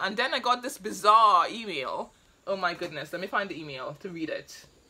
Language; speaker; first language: English; native; English